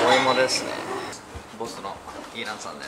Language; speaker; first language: Japanese; native; Japanese